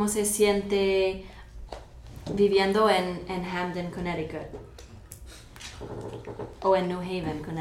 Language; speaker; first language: Spanish; non-native, fluent; English